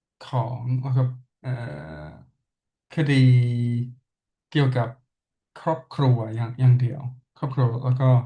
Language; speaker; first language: Thai; non-native, learner; English